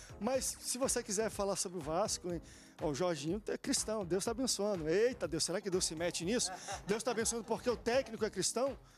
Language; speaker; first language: Portuguese; native; Portuguese